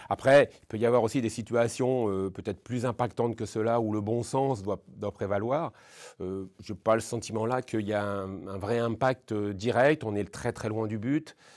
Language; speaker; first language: French; native; French